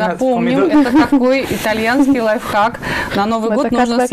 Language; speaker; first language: Russian; native; Russian